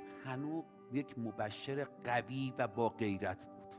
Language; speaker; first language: Persian; native; Persian